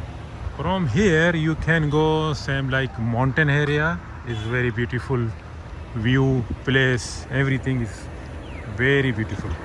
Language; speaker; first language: English; non-native, learner; Urdu